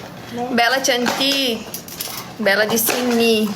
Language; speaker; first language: Indonesian; non-native, learner; Portuguese